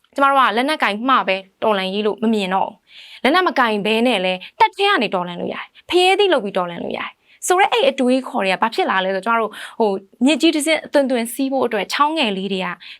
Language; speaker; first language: Burmese; native; Burmese